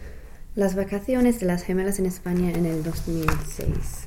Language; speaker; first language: Spanish; non-native, fluent; English